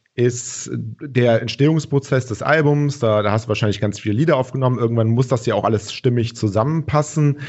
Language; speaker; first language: German; native; German